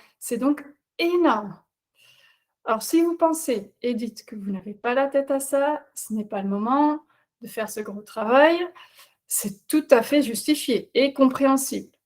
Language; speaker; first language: French; non-native, fluent; Dutch